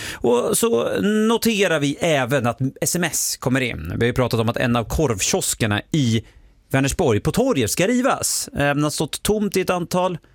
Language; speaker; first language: Swedish; native; Swedish